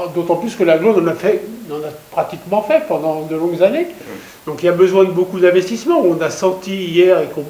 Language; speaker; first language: French; native; French